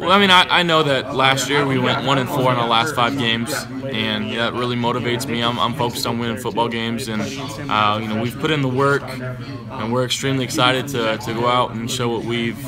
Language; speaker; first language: English; native; English